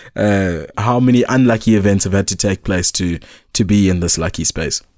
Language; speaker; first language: English; native; English